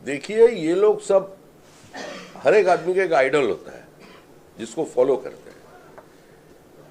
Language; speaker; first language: Hindi; non-native, local second language; Bangla